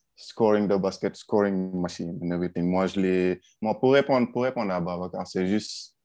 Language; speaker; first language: French; non-native, local second language; Wolof